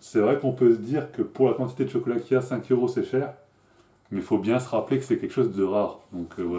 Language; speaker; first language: French; native; French